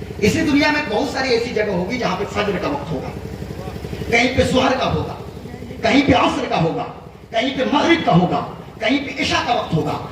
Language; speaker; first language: Urdu; native; Urdu